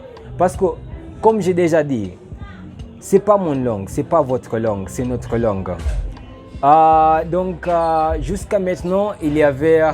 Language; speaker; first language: French; non-native, learner; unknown